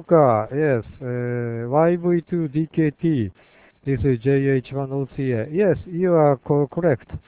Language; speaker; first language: English; non-native, learner; Japanese